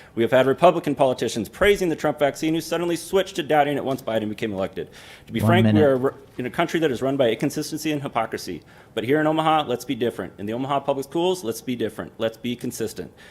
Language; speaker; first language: English; native; English